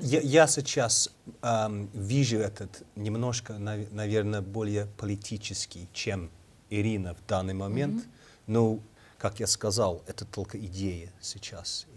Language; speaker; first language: Russian; non-native, fluent; English